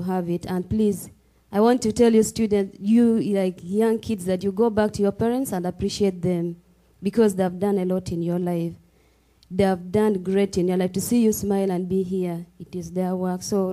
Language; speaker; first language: English; non-native, local second language; Acoli